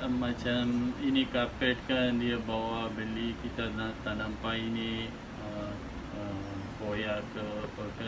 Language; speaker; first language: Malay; non-native, learner; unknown